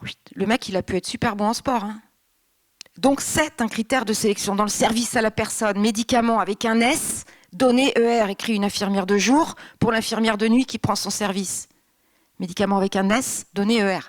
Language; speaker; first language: French; native; French